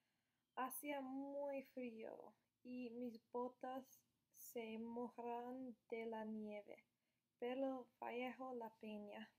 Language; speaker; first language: Spanish; non-native, learner; English